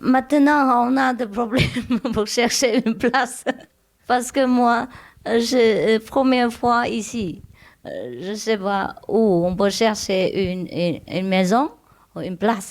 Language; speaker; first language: French; non-native, learner; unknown